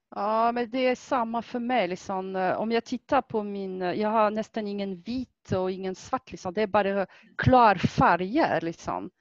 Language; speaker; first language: Swedish; non-native, fluent; French